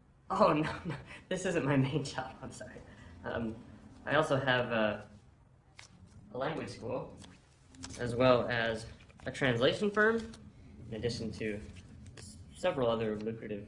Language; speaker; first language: English; native; English